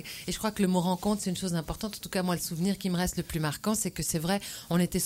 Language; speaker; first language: French; native; French